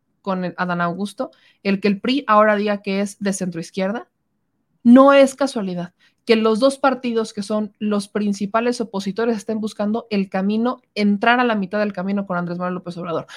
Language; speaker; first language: Spanish; native; Spanish